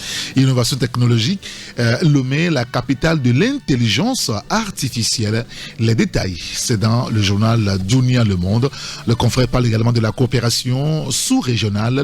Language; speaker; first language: French; native; French